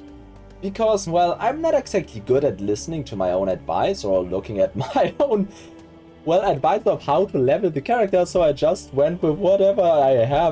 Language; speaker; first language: English; non-native, fluent; German